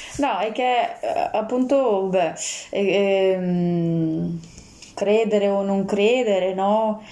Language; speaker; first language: Italian; non-native, fluent; Russian